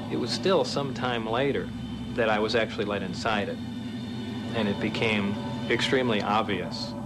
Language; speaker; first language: English; native; English